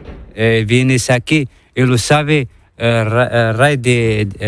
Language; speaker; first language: Spanish; non-native, learner; Arabic